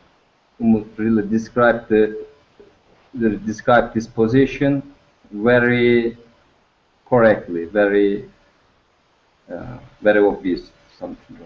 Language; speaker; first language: English; non-native, learner; Turkish